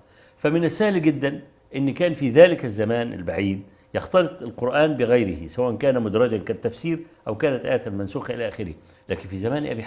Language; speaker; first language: Arabic; native; Arabic